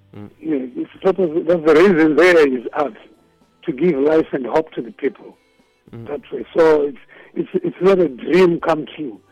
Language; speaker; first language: English; non-native, local second language; Shona